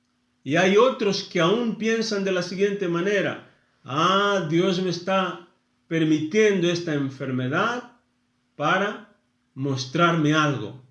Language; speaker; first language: Spanish; non-native, fluent; Portuguese